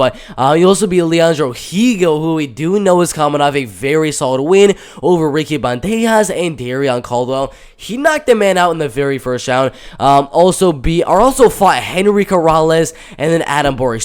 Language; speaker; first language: English; native; English